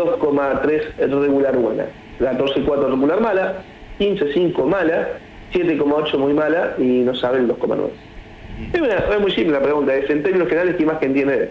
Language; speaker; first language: Spanish; native; Spanish